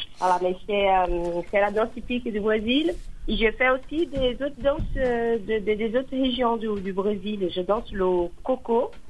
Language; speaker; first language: French; non-native, fluent; Portuguese